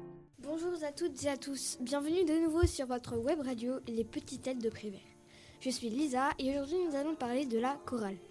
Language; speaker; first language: French; native; French